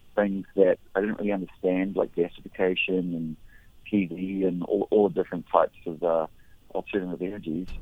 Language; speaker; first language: English; native; English